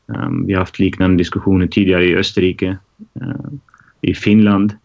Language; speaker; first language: Swedish; non-native, fluent; German